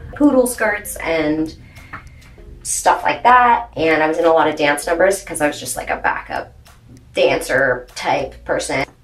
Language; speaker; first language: English; native; English